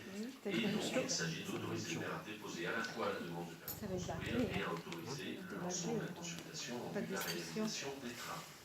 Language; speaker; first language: French; native; French